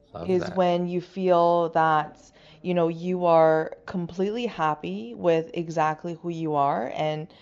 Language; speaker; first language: English; non-native, fluent; Chinese